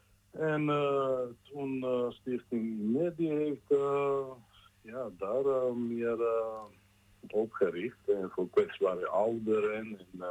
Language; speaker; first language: Dutch; non-native, learner; Georgian